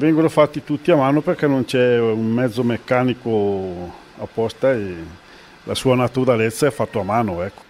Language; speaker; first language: Italian; native; Italian